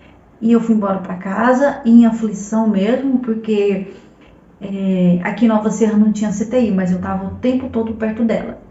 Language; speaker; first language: Portuguese; native; Portuguese